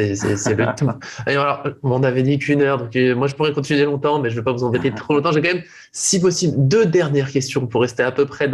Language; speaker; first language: French; native; French